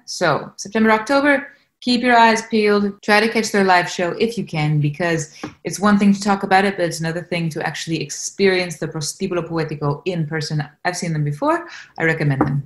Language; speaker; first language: English; native; English